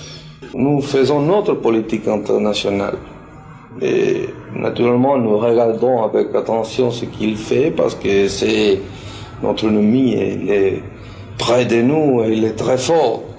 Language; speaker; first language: French; non-native, fluent; Spanish